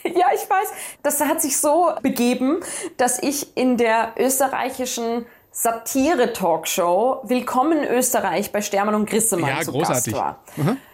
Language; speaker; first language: German; native; German